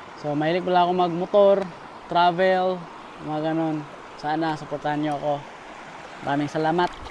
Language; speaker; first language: Filipino; non-native, local second language; Cebuano